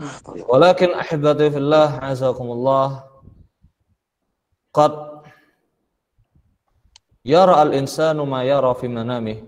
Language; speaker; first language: Arabic; non-native, fluent; Indonesian